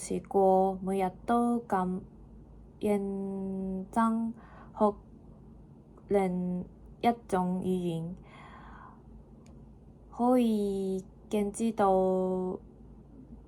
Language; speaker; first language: Cantonese; non-native, learner; Japanese